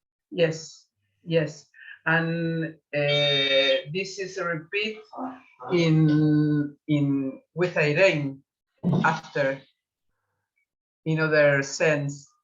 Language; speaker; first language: English; non-native, learner; Spanish